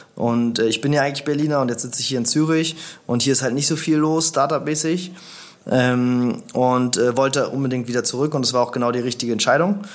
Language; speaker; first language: German; native; German